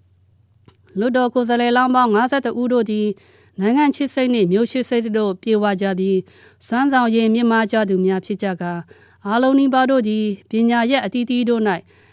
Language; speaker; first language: Burmese; non-native, local second language; Pa'o Karen